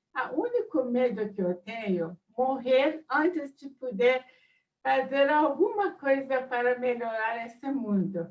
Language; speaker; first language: Portuguese; non-native, fluent; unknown